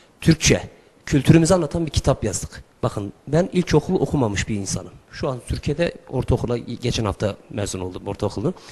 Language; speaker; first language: Turkish; early bilingual, heritage; Turkish